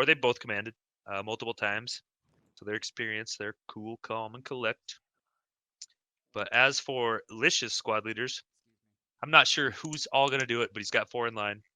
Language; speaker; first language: English; native; English